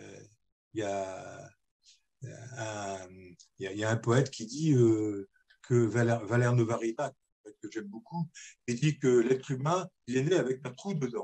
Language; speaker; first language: French; native; French